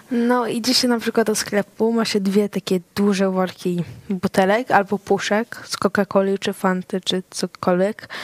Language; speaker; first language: Polish; early bilingual, heritage; Swedish